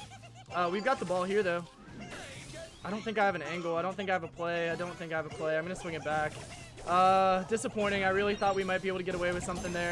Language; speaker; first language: English; native; English